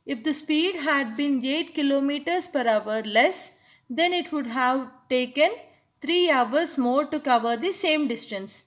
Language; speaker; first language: English; non-native, local second language; Telugu